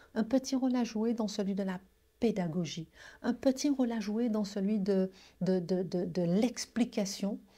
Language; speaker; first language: French; non-native, local second language; Guadeloupean Creole French